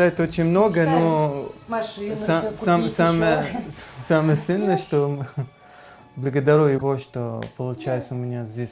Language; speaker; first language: Russian; non-native, learner; Arabic